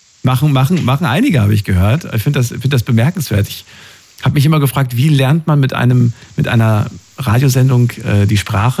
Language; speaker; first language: German; native; German